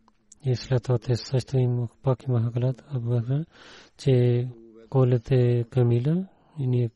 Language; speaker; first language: Bulgarian; non-native, learner; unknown